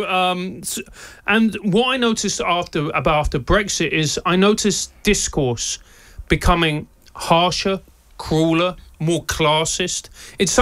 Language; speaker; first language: English; non-native, local second language; Spanish